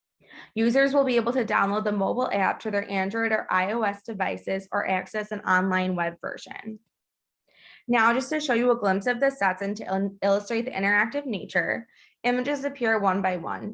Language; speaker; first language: English; native; English